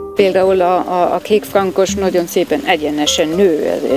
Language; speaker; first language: Hungarian; non-native, fluent; German